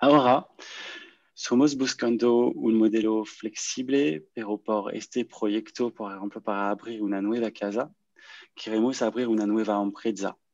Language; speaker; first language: Spanish; non-native, learner; French